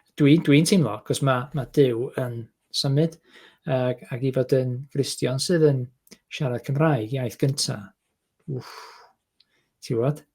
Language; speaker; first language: Welsh; native; Welsh